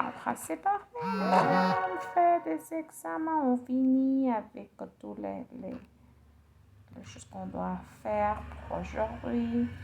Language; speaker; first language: French; non-native, learner; Spanish